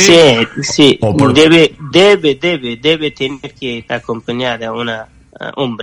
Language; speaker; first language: Spanish; non-native, learner; Persian